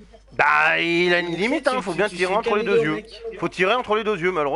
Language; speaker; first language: French; native; French